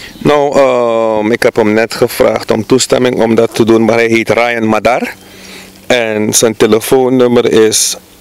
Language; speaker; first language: Dutch; native; Dutch